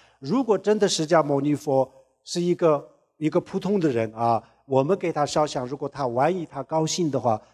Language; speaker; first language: Chinese; non-native, local second language; Tibetan